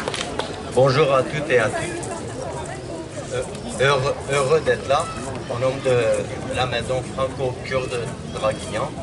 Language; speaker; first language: French; non-native, fluent; Kurdish